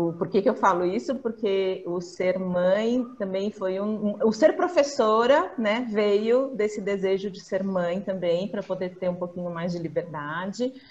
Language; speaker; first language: Portuguese; native; Portuguese